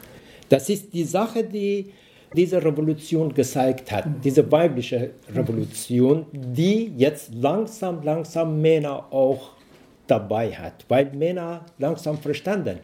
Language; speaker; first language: German; non-native, learner; Persian